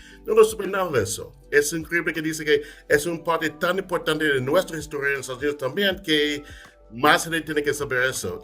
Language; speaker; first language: Spanish; non-native, fluent; English